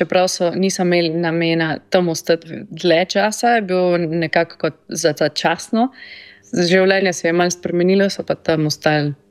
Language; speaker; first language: Slovenian; non-native, fluent; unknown